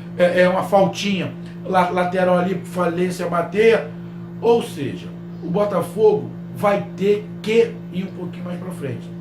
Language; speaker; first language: Portuguese; native; Portuguese